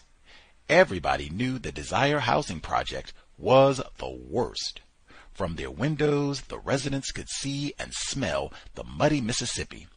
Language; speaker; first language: English; native; English